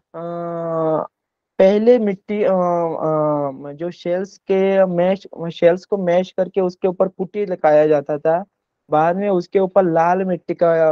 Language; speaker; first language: Hindi; non-native, local second language; Konkani